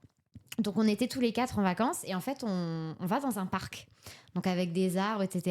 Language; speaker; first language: French; native; French